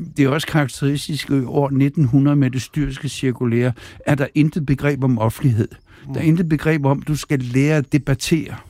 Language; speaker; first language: Danish; native; Danish